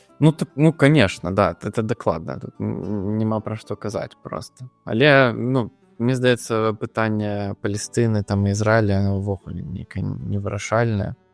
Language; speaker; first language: Belarusian; non-native, local second language; Russian